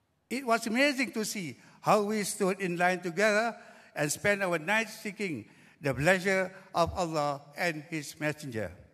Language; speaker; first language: English; non-native, local second language; Malay